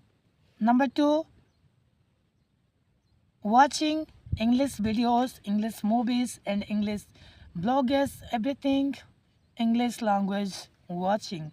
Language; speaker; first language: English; non-native, learner; Hindi